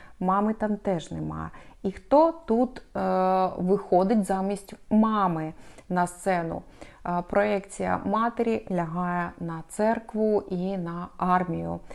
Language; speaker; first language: Ukrainian; non-native, local second language; Russian